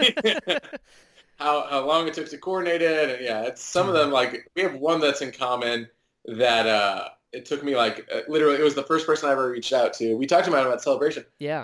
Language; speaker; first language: English; native; English